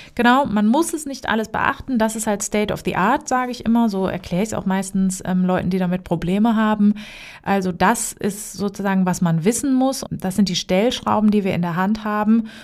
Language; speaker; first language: German; native; German